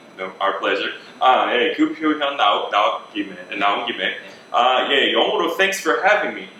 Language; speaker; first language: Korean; native; Korean